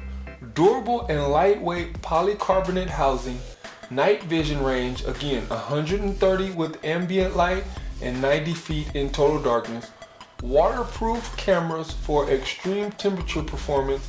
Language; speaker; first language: English; native; English